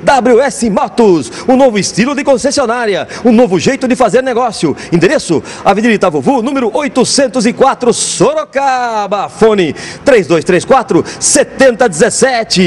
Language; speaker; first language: Portuguese; native; Portuguese